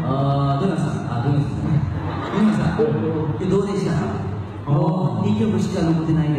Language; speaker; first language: Japanese; non-native, learner; Korean